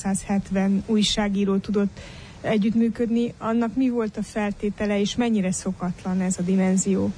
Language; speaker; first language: Hungarian; native; Hungarian